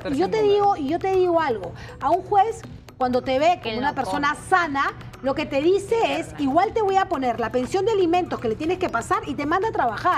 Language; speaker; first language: Spanish; native; Spanish